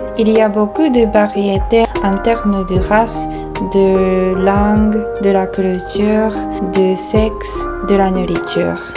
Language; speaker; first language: French; non-native, learner; Japanese